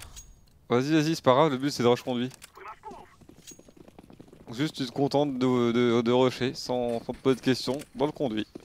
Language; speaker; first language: French; native; French